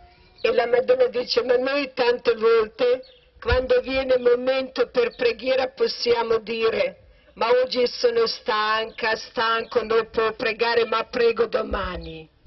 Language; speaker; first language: Italian; non-native, learner; Croatian